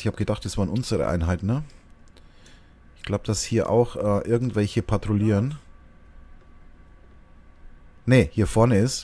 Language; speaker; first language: German; native; German